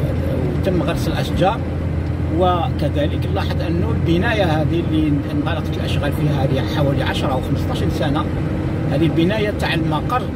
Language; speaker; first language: Arabic; native; Arabic